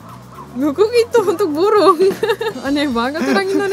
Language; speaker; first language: Indonesian; non-native, fluent; Turkish